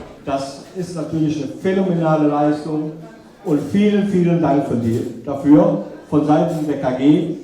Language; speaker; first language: German; native; German